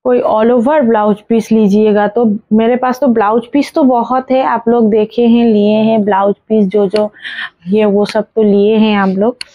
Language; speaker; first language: Hindi; non-native, local second language; Bangla